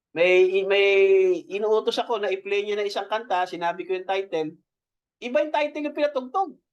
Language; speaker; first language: Filipino; native; Filipino